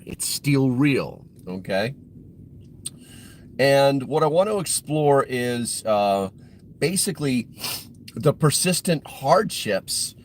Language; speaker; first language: English; native; English